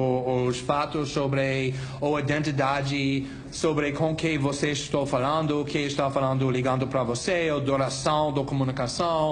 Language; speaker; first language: Portuguese; non-native, fluent; English